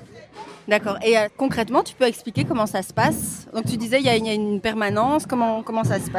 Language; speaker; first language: French; native; French